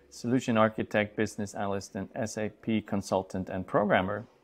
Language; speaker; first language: English; non-native, fluent; Swedish